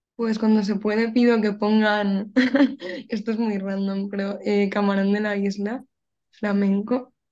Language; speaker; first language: Spanish; native; Spanish